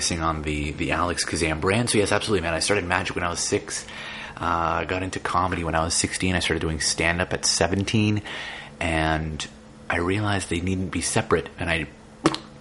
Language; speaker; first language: English; native; English